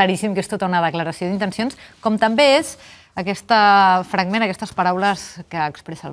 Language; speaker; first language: Catalan; native; Catalan